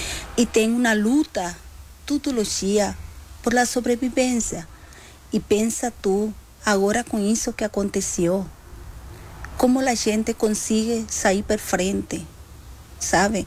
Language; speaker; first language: Portuguese; non-native, fluent; Spanish